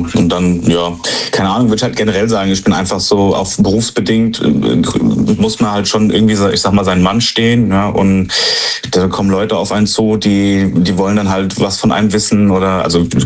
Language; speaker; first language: German; native; German